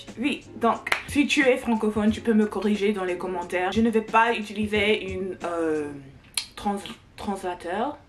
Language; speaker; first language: French; non-native, learner; English